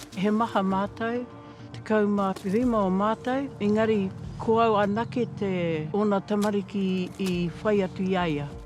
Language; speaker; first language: Māori; native; Māori